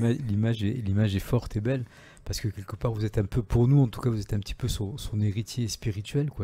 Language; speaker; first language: French; native; French